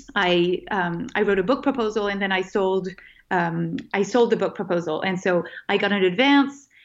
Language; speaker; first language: English; non-native, fluent; French